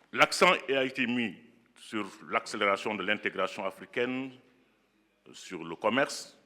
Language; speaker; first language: French; non-native, local second language; Wolof